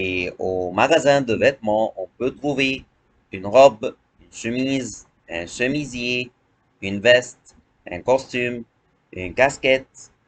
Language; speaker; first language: French; non-native, fluent; Arabic